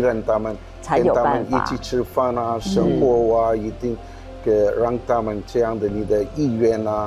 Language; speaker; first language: Chinese; non-native, fluent; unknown